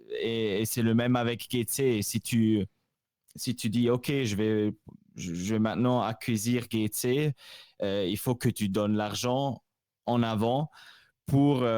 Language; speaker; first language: French; non-native, local second language; Swiss German